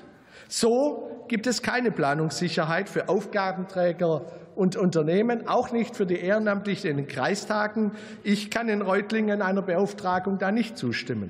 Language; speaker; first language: German; native; German